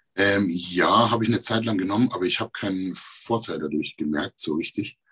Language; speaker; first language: German; native; German